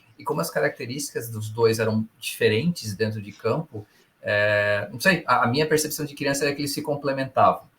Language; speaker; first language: Portuguese; early bilingual, other home language; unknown